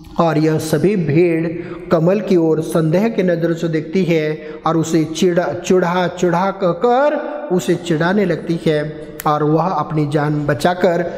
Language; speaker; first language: Hindi; non-native, local second language; Marathi